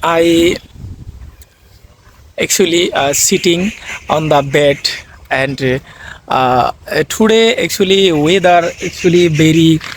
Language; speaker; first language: English; non-native, learner; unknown